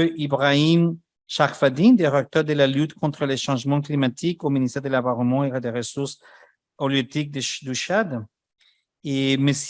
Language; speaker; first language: French; non-native, fluent; Spanish